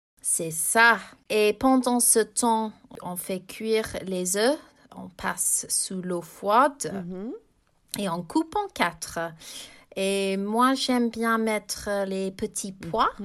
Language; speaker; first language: French; non-native, fluent; English